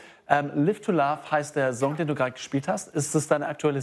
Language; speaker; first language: German; native; German